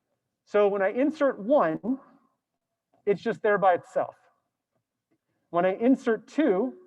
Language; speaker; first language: English; native; English